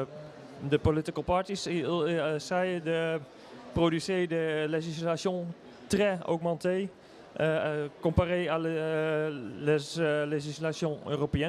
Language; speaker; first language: French; non-native, learner; Dutch